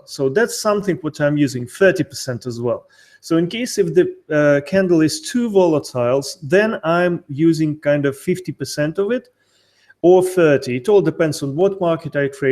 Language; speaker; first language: English; non-native, fluent; Russian